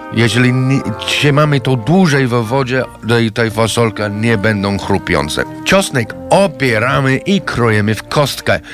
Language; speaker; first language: Polish; non-native, fluent; English